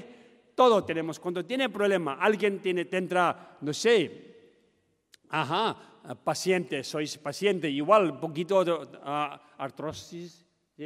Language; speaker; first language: Spanish; non-native, learner; Tibetan